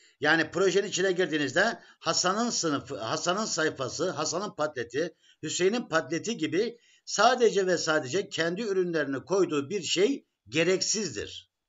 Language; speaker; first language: Turkish; native; Turkish